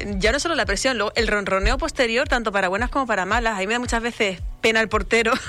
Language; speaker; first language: Spanish; native; Spanish